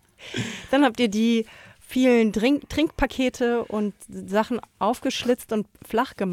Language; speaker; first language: German; native; German